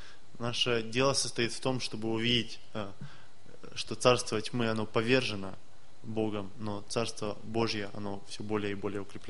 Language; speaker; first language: Russian; native; Russian